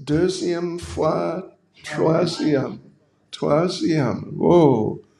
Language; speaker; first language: French; non-native, learner; English